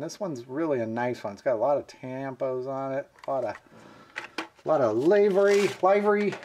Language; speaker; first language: English; native; English